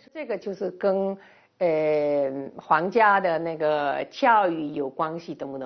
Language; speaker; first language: Chinese; non-native, fluent; Spanish